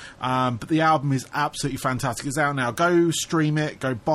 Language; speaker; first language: English; native; English